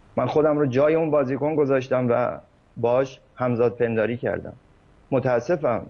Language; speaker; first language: Persian; native; Persian